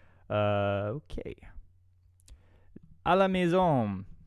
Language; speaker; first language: French; non-native, learner; English